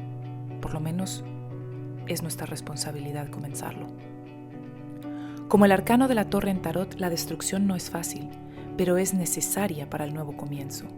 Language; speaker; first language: Spanish; native; Spanish